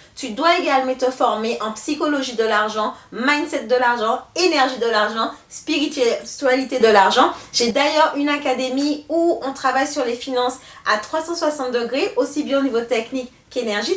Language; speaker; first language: French; native; French